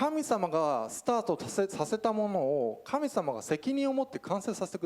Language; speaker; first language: Japanese; native; Japanese